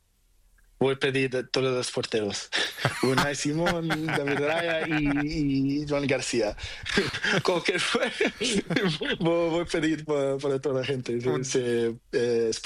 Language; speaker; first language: Spanish; non-native, learner; Portuguese